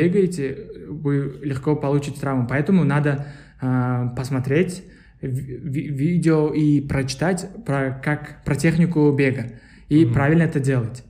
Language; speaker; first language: Russian; non-native, local second language; Uzbek